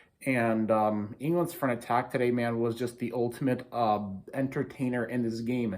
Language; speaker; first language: English; native; English